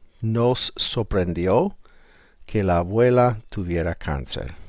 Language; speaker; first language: Spanish; non-native, fluent; English